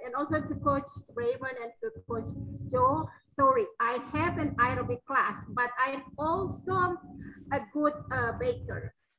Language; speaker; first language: English; non-native, fluent; Indonesian